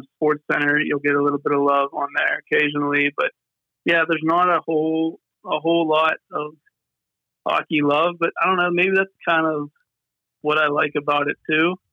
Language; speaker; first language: English; native; English